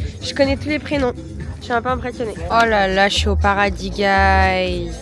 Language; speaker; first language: French; native; French